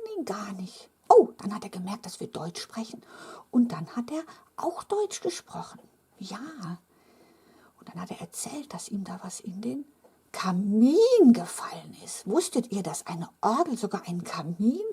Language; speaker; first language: German; native; German